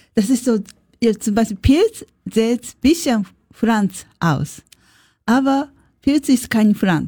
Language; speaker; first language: German; non-native, learner; Japanese